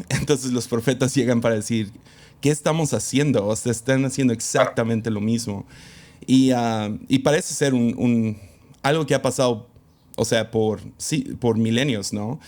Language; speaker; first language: Spanish; early bilingual, other home language; English